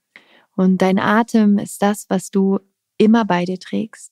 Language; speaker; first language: German; native; German